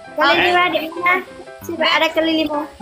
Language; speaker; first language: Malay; non-native, learner; Vietnamese